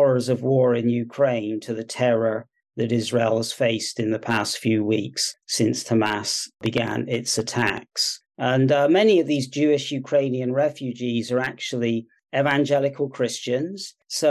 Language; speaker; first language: English; native; English